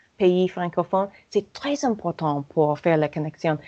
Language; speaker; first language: French; non-native, learner; English